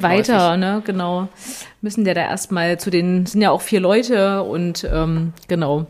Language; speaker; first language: German; native; German